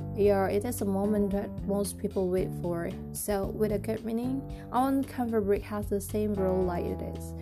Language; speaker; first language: English; non-native, learner; Indonesian